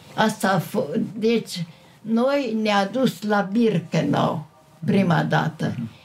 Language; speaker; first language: Romanian; non-native, local second language; Hungarian